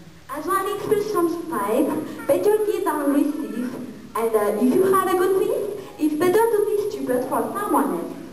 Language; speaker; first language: English; non-native, learner; Malagasy